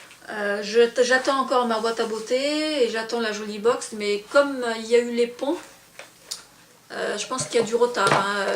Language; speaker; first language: French; native; French